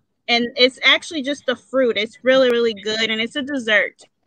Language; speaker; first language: English; early bilingual, other home language; Spanish